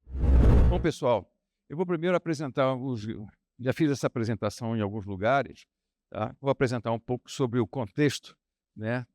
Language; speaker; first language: Portuguese; native; Portuguese